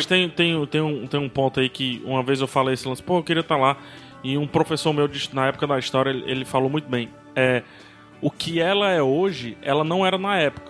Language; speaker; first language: Portuguese; native; Portuguese